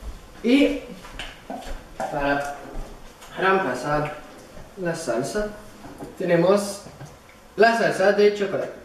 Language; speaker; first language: Spanish; non-native, learner; French